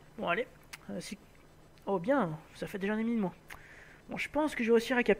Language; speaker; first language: French; native; French